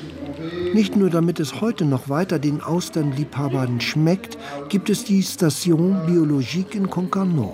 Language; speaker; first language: German; native; German